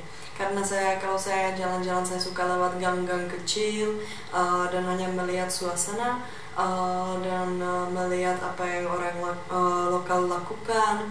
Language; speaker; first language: Indonesian; non-native, fluent; Czech